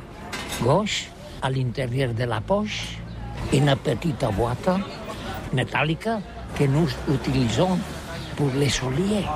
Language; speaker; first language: French; non-native, learner; Catalan